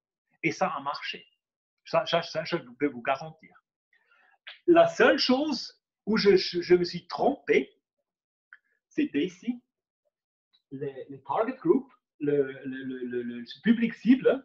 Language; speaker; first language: French; non-native, local second language; German